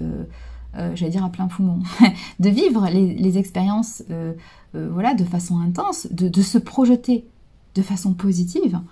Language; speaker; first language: French; native; French